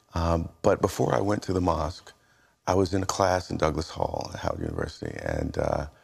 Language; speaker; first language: English; native; English